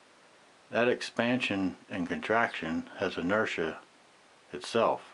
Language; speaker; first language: English; native; English